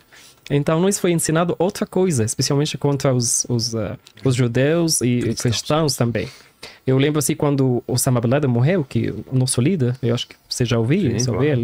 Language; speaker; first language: Portuguese; non-native, learner; Arabic